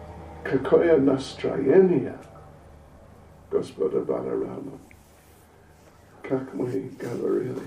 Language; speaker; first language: Russian; non-native, learner; English